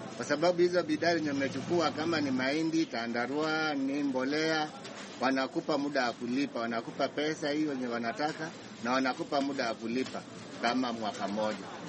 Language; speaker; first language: Swahili; non-native, local second language; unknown